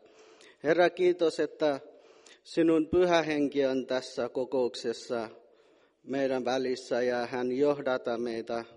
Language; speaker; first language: Finnish; non-native, fluent; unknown